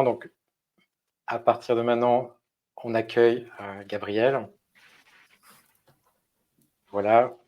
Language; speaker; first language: French; native; French